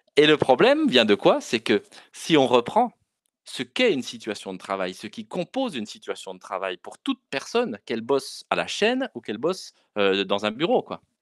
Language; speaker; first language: French; native; French